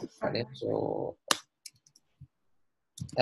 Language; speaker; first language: English; non-native, learner; Vietnamese